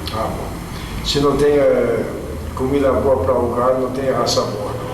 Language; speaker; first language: Portuguese; non-native, fluent; German